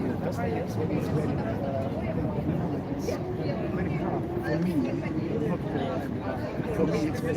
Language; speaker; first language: English; non-native, learner; Ukrainian